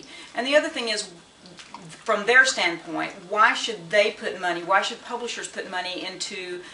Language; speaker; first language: English; native; English